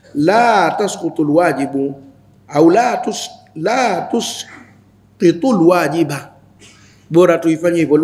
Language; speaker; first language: Swahili; native; Swahili